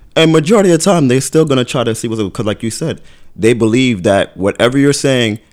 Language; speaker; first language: English; native; English